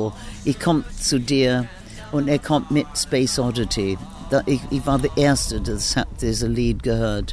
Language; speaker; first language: German; non-native, fluent; English